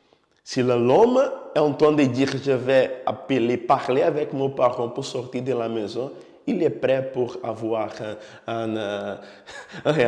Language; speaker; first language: French; non-native, fluent; Portuguese